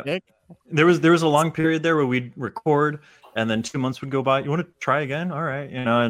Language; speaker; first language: English; native; English